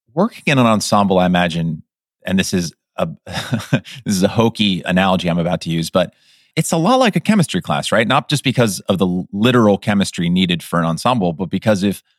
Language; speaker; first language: English; native; English